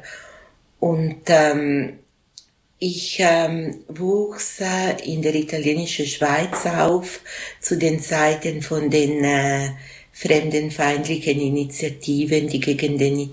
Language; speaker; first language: German; non-native, local second language; Italian